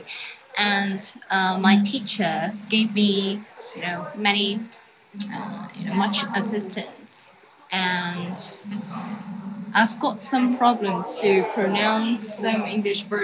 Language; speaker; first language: English; non-native, local second language; Cantonese